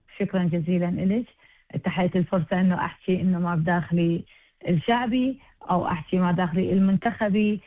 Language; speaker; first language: Arabic; early bilingual, heritage; Arabic